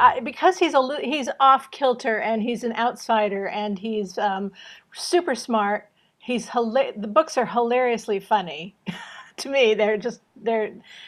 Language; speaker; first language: English; native; English